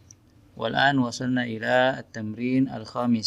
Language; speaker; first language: Arabic; non-native, fluent; Indonesian